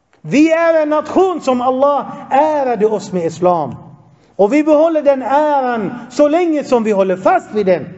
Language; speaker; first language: Swedish; non-native, fluent; Arabic